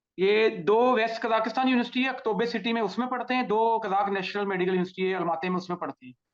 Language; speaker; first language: Urdu; non-native, local second language; Sindhi